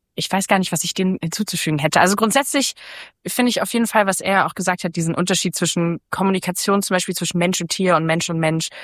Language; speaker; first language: German; native; German